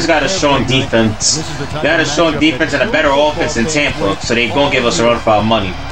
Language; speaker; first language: English; native; English